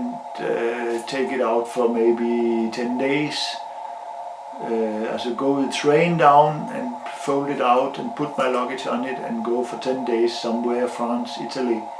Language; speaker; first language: English; non-native, learner; Danish